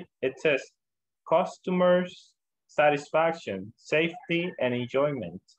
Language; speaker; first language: English; non-native, learner; Spanish